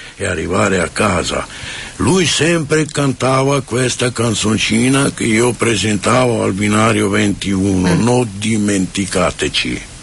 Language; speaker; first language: Italian; non-native, fluent; Romany